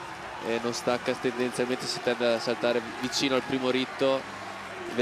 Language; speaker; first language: Italian; native; Italian